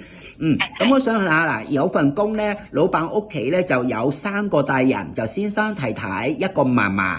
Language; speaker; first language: Cantonese; native; Cantonese